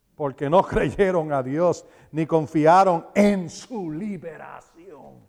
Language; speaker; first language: Spanish; early bilingual, heritage; Spanish